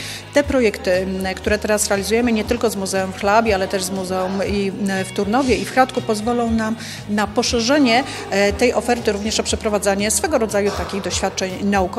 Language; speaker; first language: Polish; native; Polish